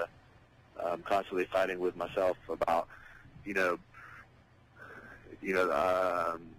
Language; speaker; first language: English; native; English